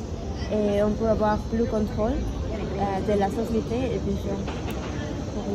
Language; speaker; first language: French; non-native, learner; Spanish